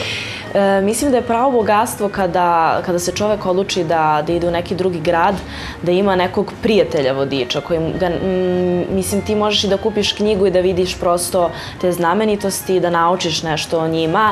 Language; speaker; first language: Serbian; early bilingual, heritage; Serbian